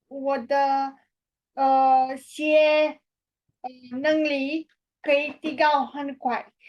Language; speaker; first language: Chinese; non-native, learner; Romanian